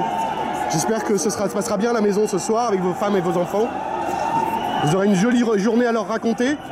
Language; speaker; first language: French; native; French